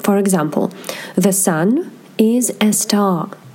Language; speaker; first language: English; non-native, fluent; Russian